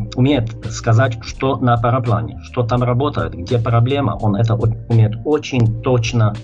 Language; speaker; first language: Russian; non-native, fluent; Czech